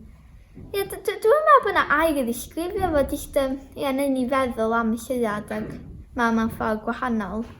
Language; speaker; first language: Welsh; native; Welsh